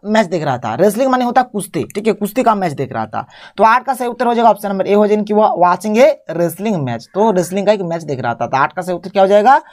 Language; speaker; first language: Hindi; native; Hindi